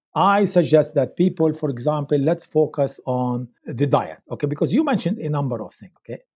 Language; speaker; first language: English; non-native, fluent; Arabic